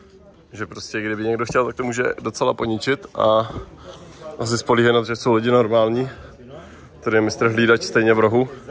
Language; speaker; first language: Czech; native; Czech